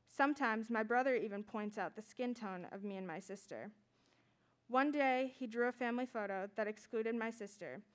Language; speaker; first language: English; native; English